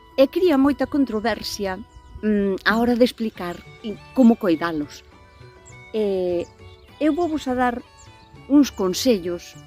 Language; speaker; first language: Galician; native; Galician